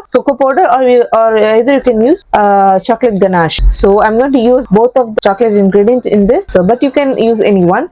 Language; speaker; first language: English; non-native, local second language; Tamil